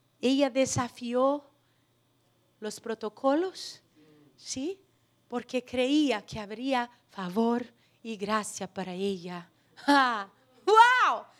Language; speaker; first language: Spanish; non-native, fluent; Portuguese